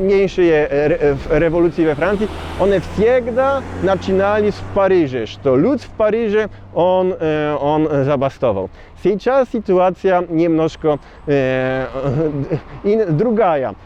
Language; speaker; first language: Russian; non-native, learner; Polish